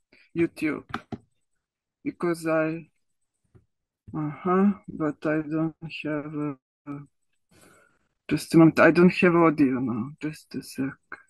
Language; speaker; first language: English; non-native, learner; Serbian